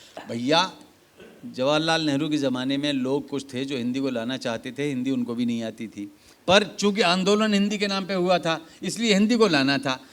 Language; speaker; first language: Hindi; native; Hindi